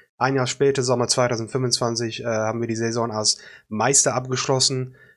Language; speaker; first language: German; non-native, fluent; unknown